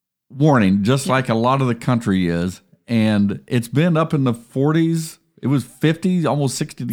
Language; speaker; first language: English; native; English